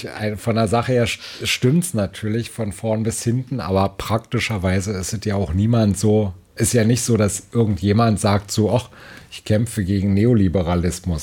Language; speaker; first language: German; native; German